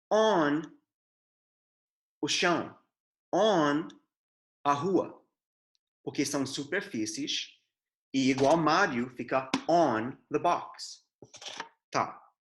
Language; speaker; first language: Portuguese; non-native, fluent; English